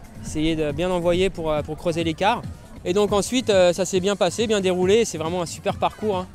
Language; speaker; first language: French; native; French